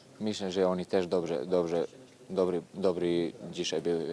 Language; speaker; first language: Polish; non-native, learner; Serbian